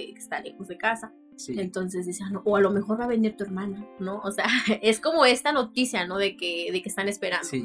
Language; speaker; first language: Spanish; non-native, local second language; Mixtepec Mixtec